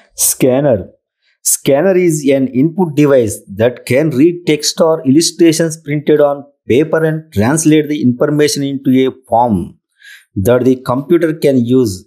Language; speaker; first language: English; non-native, local second language; Telugu